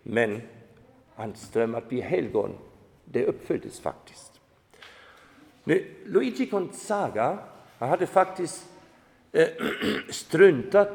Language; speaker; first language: Swedish; non-native, fluent; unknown